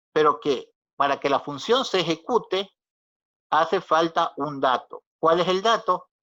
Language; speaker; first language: Spanish; native; Spanish